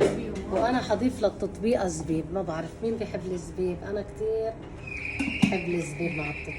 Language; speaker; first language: Arabic; native; Arabic